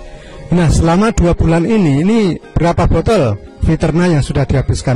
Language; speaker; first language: Indonesian; native; Indonesian